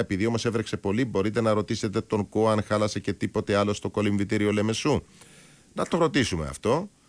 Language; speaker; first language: Greek; native; Greek